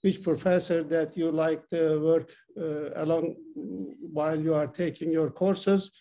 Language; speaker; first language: English; non-native, fluent; Turkish